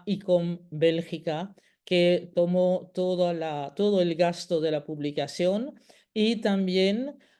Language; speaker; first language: Spanish; non-native, fluent; French